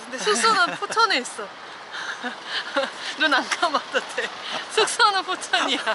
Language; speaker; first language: Korean; native; Korean